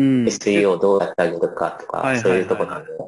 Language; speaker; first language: Japanese; native; Japanese